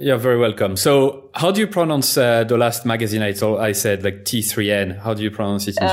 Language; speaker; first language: English; non-native, fluent; French